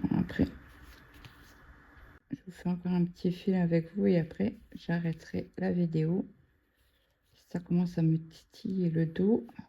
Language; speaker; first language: French; native; French